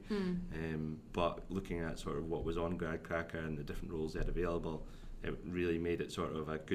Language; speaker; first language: English; native; English